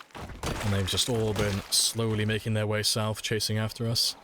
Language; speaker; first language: English; native; English